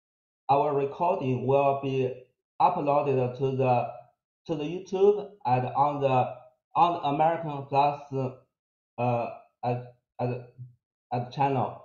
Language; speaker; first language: English; non-native, fluent; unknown